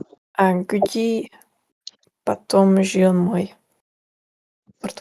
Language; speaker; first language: Russian; non-native, learner; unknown